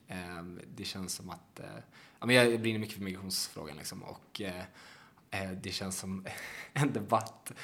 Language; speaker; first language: Swedish; native; Swedish